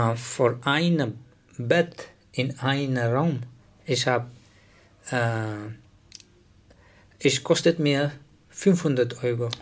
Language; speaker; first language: German; non-native, learner; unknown